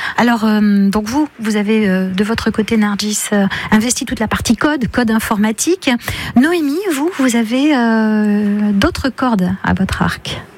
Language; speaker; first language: French; native; French